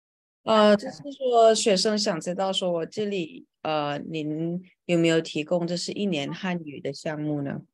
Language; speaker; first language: Chinese; non-native, fluent; Thai